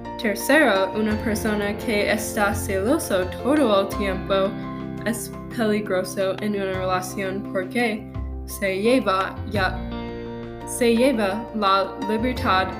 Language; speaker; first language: Spanish; non-native, learner; English